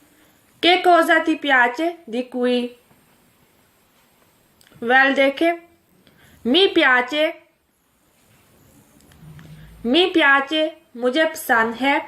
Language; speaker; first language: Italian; non-native, fluent; Urdu